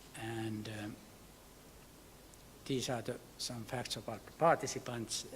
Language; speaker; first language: English; non-native, fluent; Finnish